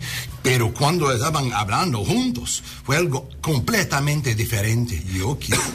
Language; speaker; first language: Spanish; non-native, learner; English